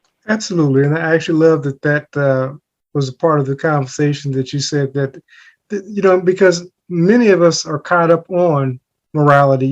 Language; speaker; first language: English; native; English